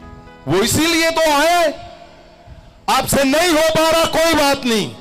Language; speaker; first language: Hindi; non-native, local second language; Punjabi